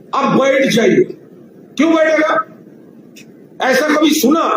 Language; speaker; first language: Hindi; non-native, local second language; Bangla